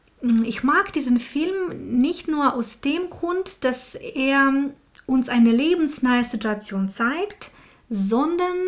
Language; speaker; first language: German; non-native, fluent; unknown